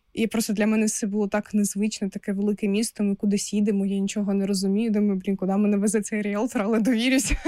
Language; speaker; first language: Ukrainian; non-native, local second language; Russian